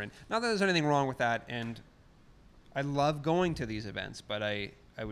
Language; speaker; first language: English; native; English